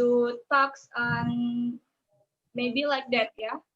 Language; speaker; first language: English; non-native, learner; Indonesian